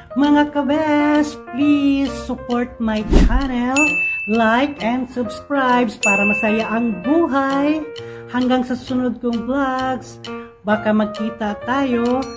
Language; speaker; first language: Filipino; native; Filipino